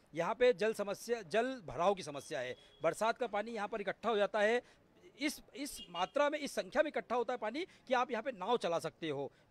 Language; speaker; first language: Hindi; native; Hindi